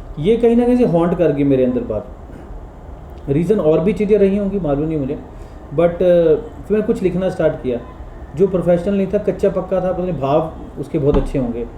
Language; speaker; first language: Hindi; non-native, local second language; Punjabi